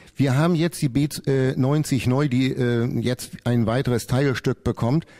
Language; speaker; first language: German; native; German